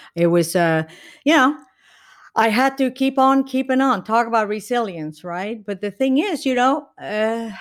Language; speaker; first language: English; non-native, fluent; Spanish